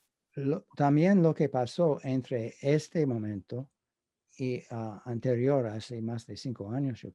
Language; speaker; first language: Spanish; non-native, fluent; English